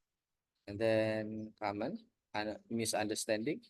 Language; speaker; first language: English; non-native, learner; Indonesian